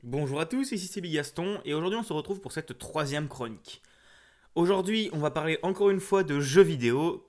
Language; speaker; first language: French; native; French